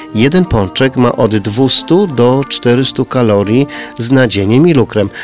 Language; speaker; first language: Polish; native; Polish